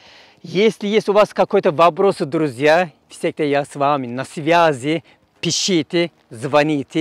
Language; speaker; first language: Russian; non-native, fluent; Turkish